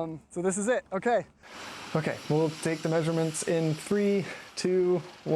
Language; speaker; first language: English; native; English